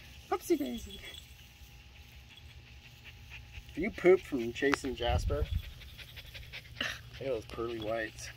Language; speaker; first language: English; native; English